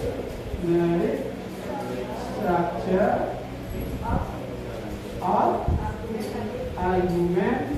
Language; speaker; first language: English; non-native, fluent; Indonesian